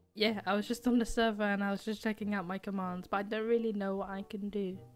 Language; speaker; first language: English; native; English